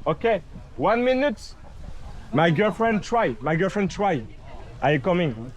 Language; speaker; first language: English; non-native, learner; French